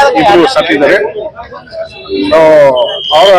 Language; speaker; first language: Kannada; non-native, fluent; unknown